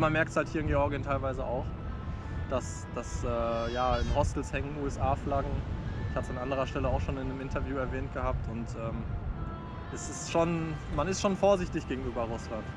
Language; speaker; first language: German; native; German